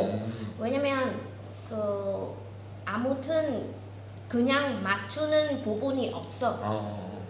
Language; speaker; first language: Korean; non-native, learner; Vietnamese